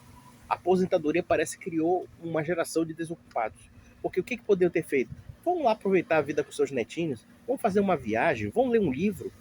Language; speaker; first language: Portuguese; native; Portuguese